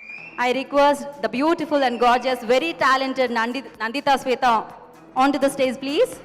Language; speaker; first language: Telugu; native; Telugu